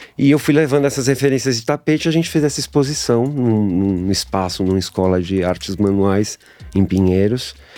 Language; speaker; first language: Portuguese; native; Portuguese